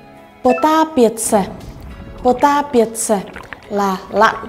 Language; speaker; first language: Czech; early bilingual, other home language; Vietnamese